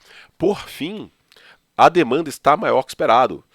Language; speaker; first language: Portuguese; native; Portuguese